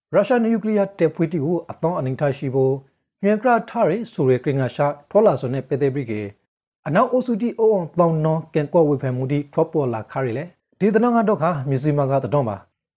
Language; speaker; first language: Burmese; native; Burmese